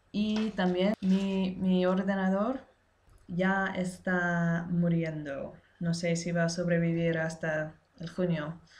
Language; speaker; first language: Spanish; non-native, learner; English